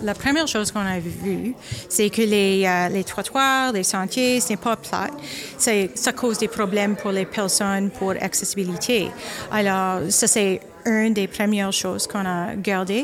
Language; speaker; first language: French; non-native, local second language; English